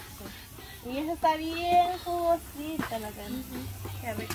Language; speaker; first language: Spanish; native; Spanish